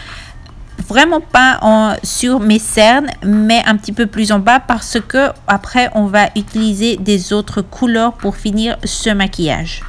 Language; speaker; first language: French; non-native, fluent; Spanish